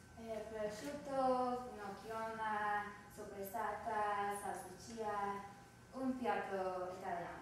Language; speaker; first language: Italian; non-native, learner; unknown